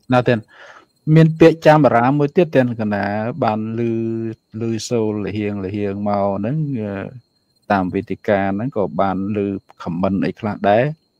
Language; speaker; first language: Khmer; native; Khmer